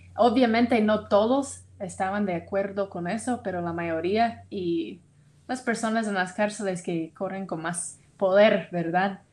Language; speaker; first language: Spanish; non-native, fluent; English